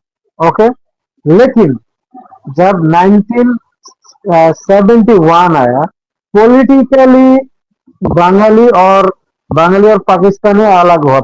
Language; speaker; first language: Hindi; non-native, fluent; Bangla